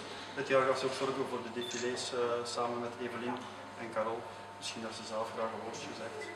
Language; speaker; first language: Dutch; native; Dutch